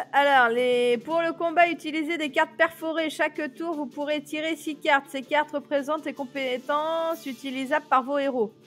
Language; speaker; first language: French; native; French